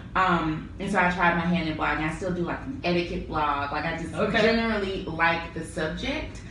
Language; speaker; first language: English; native; English